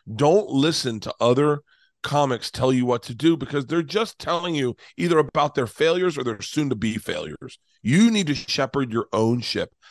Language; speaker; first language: English; native; English